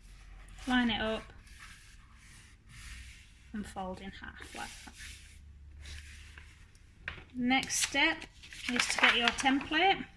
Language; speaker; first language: English; native; English